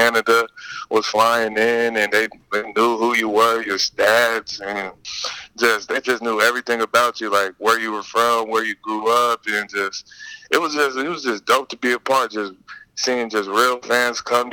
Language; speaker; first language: English; native; English